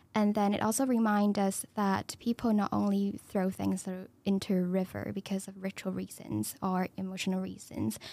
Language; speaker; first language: English; non-native, local second language; Cantonese